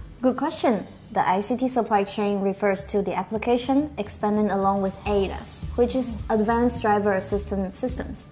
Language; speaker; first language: English; non-native, fluent; Chinese